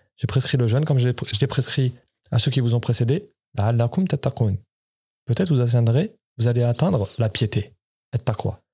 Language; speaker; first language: French; native; French